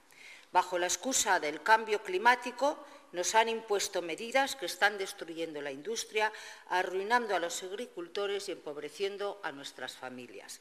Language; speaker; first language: Spanish; native; Spanish